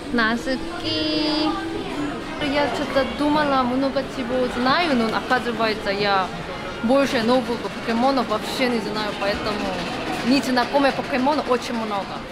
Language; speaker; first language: Russian; non-native, fluent; Korean